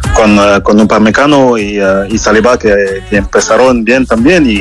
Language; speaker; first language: Spanish; non-native, fluent; French